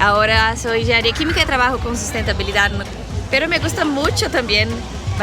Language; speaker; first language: Spanish; non-native, learner; Portuguese